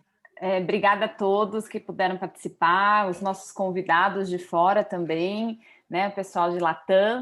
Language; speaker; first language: Portuguese; native; Portuguese